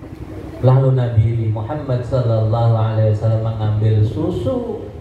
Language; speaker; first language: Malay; non-native, local second language; Javanese